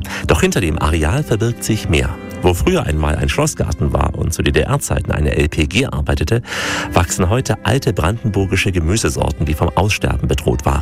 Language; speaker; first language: German; native; German